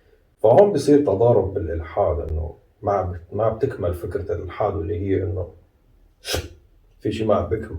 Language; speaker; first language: Arabic; native; Arabic